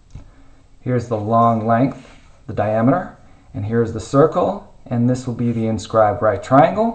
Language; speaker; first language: English; native; English